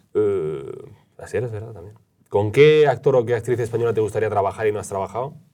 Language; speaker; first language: Spanish; native; Spanish